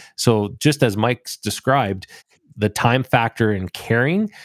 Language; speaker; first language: English; native; English